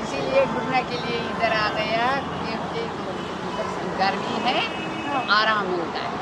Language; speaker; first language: Hindi; non-native, local second language; Kashmiri